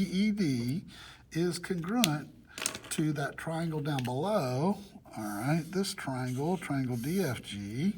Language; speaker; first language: English; native; English